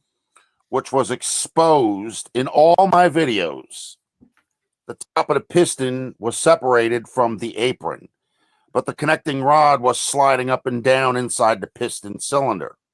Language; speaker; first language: English; native; English